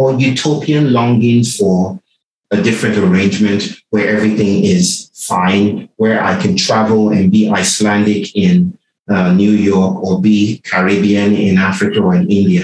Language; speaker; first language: English; non-native, local second language; Yoruba